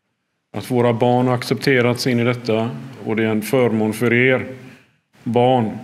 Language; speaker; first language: Swedish; early bilingual, other home language; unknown